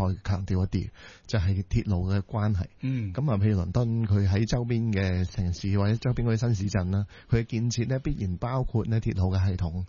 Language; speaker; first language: Cantonese; native; Cantonese